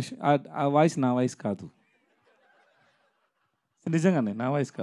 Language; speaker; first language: Telugu; non-native, learner; Tamil